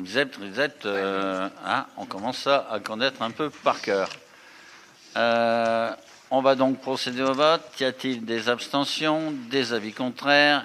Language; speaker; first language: French; native; French